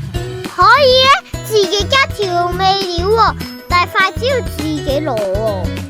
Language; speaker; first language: Chinese; native; Chinese